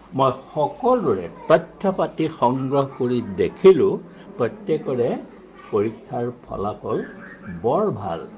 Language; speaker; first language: Assamese; native; Assamese